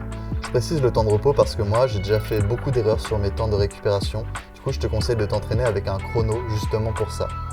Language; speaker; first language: French; native; French